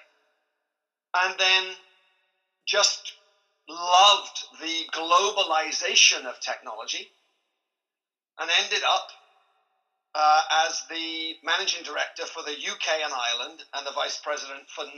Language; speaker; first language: English; native; English